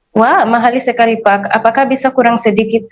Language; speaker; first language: Indonesian; non-native, learner; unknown